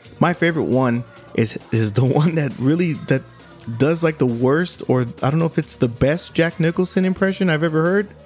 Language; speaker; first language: English; native; English